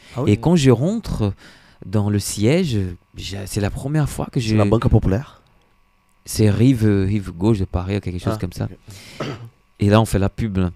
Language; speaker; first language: French; non-native, fluent; Portuguese